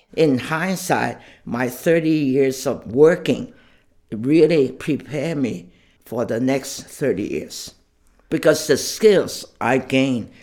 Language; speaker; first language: English; non-native, fluent; Chinese